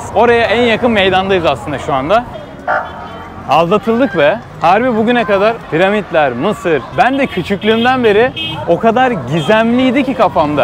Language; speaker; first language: Turkish; native; Turkish